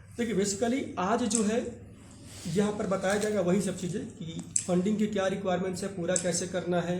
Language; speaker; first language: Hindi; native; Hindi